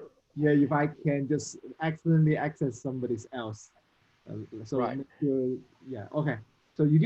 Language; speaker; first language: English; non-native, fluent; Chinese